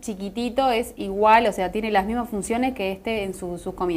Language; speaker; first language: Spanish; native; Spanish